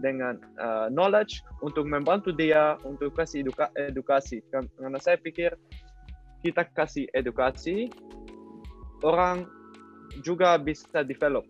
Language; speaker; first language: Indonesian; non-native, learner; Dutch